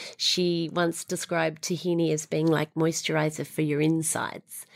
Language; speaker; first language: English; native; English